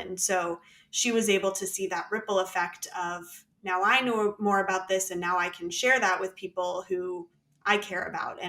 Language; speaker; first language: English; native; English